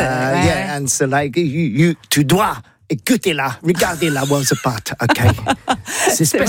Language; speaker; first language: French; non-native, learner; English